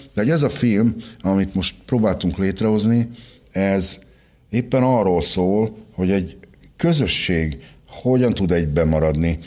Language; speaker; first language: Hungarian; native; Hungarian